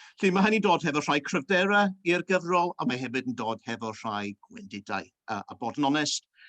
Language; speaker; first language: Welsh; early bilingual, heritage; Welsh